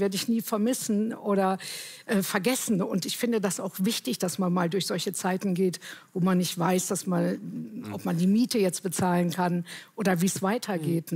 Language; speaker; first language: German; native; German